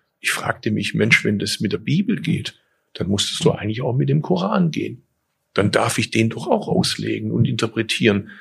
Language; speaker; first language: German; early bilingual, other home language; Turkish